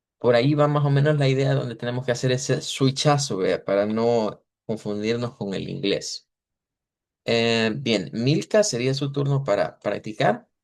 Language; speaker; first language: Spanish; native; Spanish